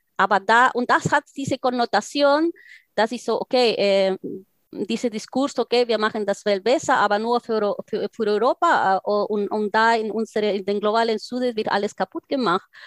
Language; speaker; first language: German; non-native, fluent; Spanish